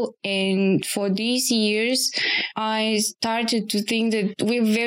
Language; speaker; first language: English; non-native, fluent; Bulgarian